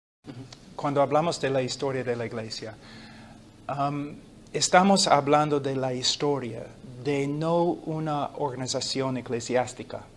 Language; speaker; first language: Spanish; non-native, fluent; English